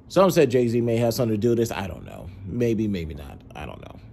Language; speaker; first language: English; native; English